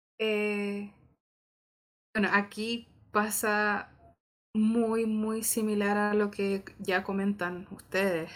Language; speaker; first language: Spanish; native; Spanish